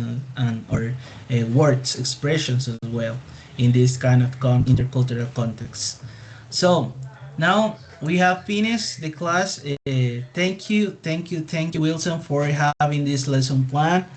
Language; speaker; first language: English; non-native, fluent; Spanish